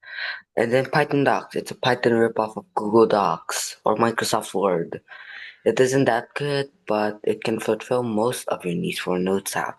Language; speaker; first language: English; non-native, fluent; Indonesian